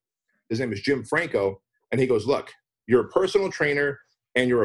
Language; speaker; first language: English; early bilingual, other home language; Armenian